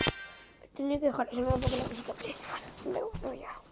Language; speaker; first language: Spanish; native; Spanish